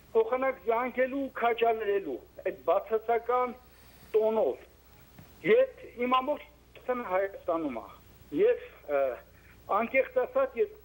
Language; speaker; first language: Armenian; native; Armenian